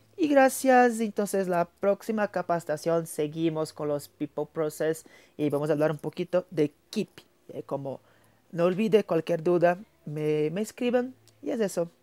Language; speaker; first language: Spanish; non-native, fluent; Portuguese